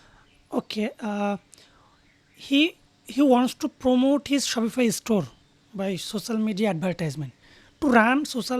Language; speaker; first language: English; non-native, learner; Bangla